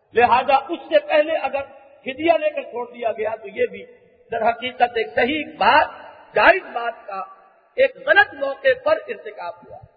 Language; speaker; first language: Urdu; native; Urdu